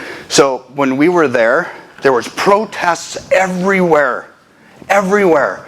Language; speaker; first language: English; native; English